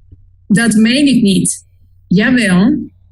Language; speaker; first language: Dutch; non-native, learner; Spanish